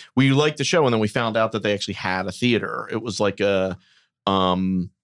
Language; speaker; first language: English; native; English